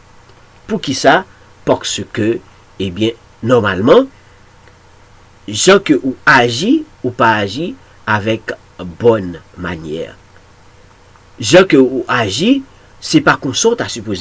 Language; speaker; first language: French; non-native, local second language; Haitian Creole